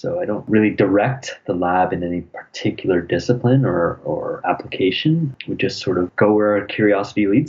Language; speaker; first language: English; native; English